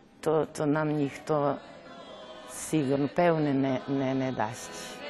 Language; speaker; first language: Ukrainian; early bilingual, heritage; Ukrainian